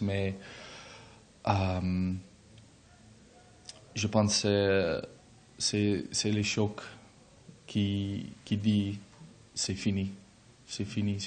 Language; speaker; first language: French; non-native, learner; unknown